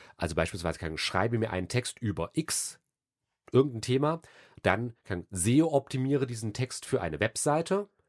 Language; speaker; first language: German; native; German